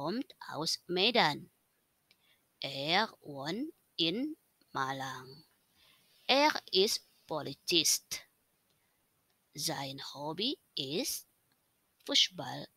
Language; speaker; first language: German; non-native, fluent; Indonesian